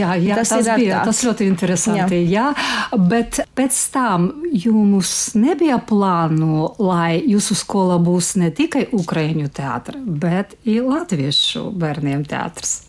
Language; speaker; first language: Latvian; non-native, learner; Ukrainian